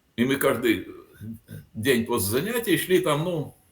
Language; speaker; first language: Russian; non-native, local second language; Latvian